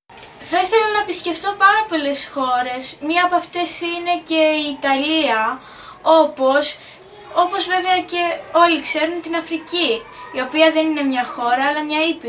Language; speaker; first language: Greek; early bilingual, other home language; Romanian